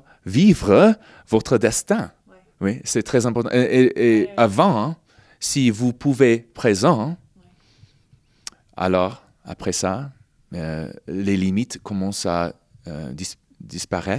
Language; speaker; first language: French; non-native, fluent; English